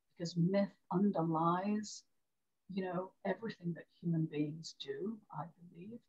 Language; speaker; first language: English; native; English